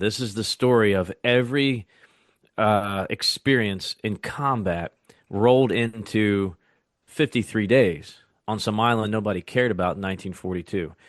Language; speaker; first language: English; native; English